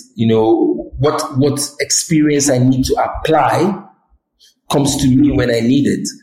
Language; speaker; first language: English; non-native, local second language; Yoruba